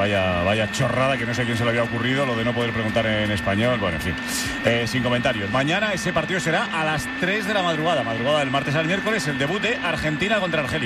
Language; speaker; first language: Spanish; native; Spanish